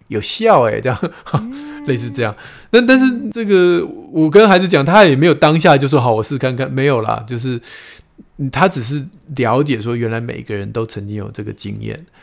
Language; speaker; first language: Chinese; native; Chinese